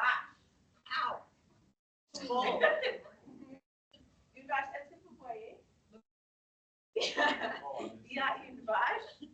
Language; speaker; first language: French; non-native, fluent; English